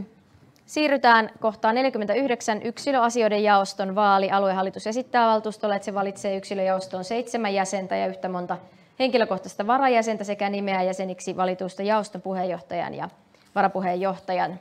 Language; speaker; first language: Finnish; native; Finnish